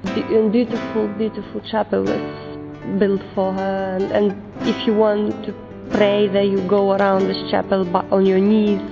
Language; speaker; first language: English; non-native, learner; Lithuanian